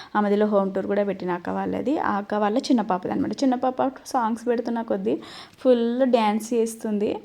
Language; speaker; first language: Telugu; native; Telugu